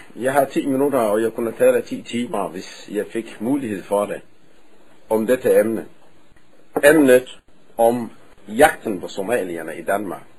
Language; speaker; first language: Danish; non-native, fluent; Somali